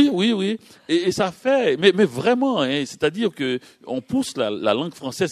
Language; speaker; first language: French; native; French